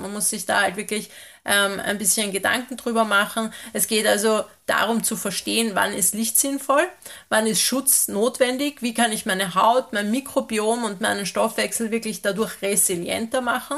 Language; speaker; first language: German; native; German